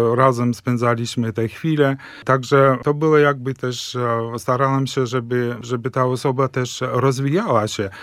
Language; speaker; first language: Polish; early bilingual, heritage; Polish